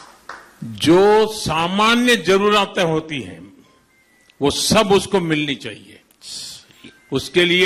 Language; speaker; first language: Hindi; non-native, local second language; Gujarati